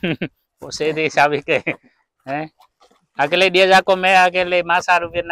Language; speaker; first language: Portuguese; non-native, learner; Vietnamese